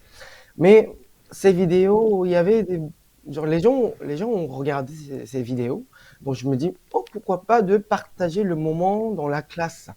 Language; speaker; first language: French; non-native, fluent; Korean